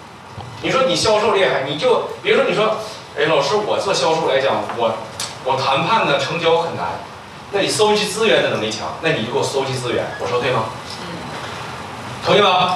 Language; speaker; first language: Chinese; native; Chinese